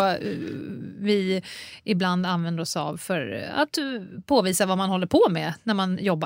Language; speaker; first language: Swedish; native; Swedish